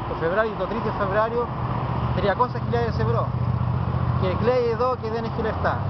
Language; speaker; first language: Greek; non-native, learner; Spanish